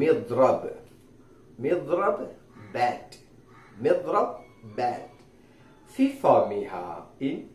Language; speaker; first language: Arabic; non-native, fluent; Malayalam